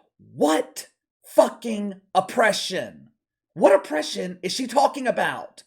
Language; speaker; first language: English; native; English